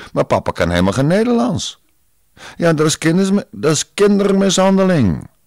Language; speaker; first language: Dutch; native; Dutch